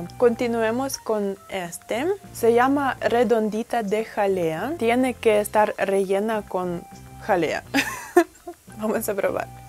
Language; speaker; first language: Spanish; non-native, fluent; Russian